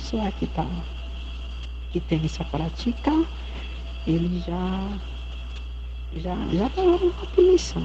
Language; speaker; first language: Portuguese; non-native, learner; Haitian Creole